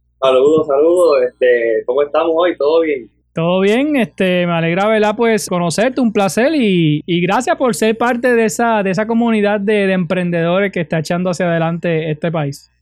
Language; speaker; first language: Spanish; native; Spanish